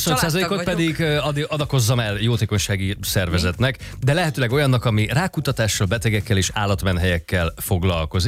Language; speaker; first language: Hungarian; native; Hungarian